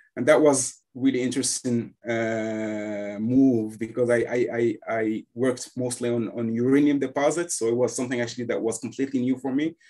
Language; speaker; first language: English; non-native, fluent; Arabic